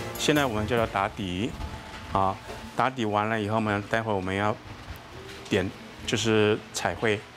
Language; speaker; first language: Chinese; non-native, local second language; Hakka Chinese